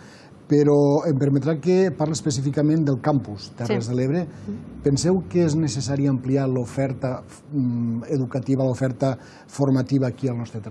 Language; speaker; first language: Catalan; native; Catalan